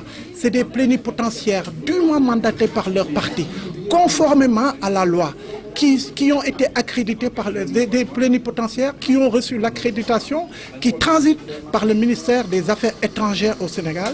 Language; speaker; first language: French; non-native, local second language; Wolof